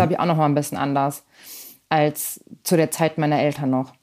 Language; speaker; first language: German; native; German